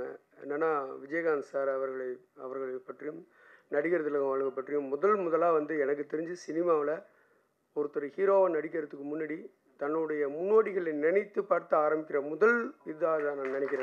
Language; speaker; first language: Tamil; native; Tamil